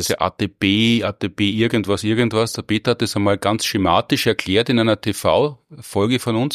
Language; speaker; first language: German; native; German